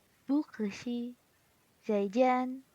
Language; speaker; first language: Chinese; non-native, learner; Indonesian